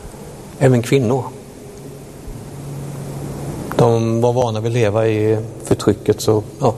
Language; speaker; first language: Swedish; native; Swedish